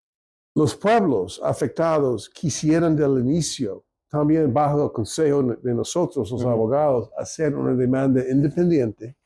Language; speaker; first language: Spanish; non-native, fluent; English